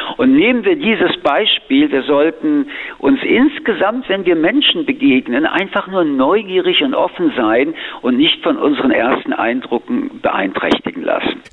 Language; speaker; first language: German; early bilingual, other home language; French